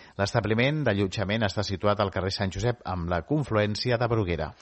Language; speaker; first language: Catalan; native; Catalan